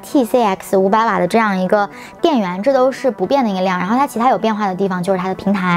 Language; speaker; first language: Chinese; native; Chinese